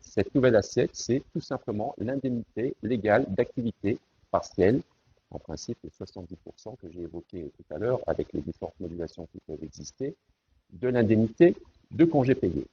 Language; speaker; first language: French; native; French